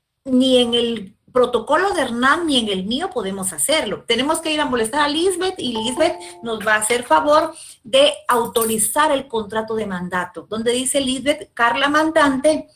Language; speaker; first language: Spanish; native; Spanish